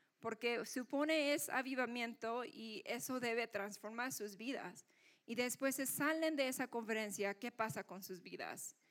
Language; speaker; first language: Spanish; non-native, fluent; Korean